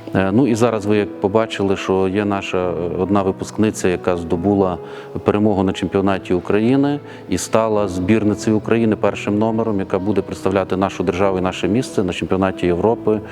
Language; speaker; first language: Ukrainian; native; Ukrainian